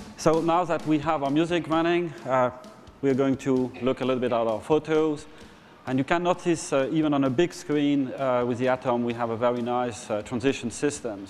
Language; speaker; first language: English; non-native, fluent; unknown